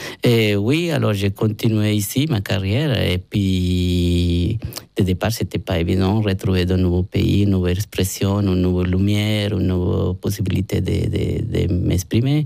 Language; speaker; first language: French; non-native, learner; Spanish